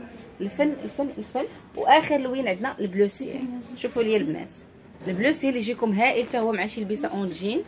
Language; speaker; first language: Arabic; native; Arabic